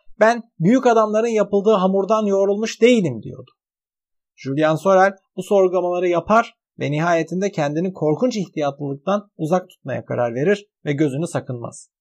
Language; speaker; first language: Turkish; native; Turkish